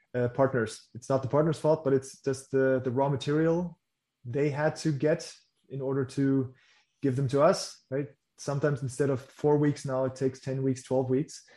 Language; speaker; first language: English; non-native, fluent; German